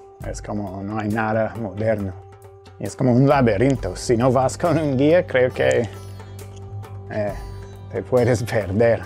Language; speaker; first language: Spanish; non-native, fluent; English